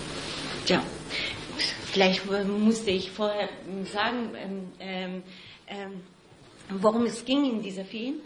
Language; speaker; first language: German; non-native, fluent; Persian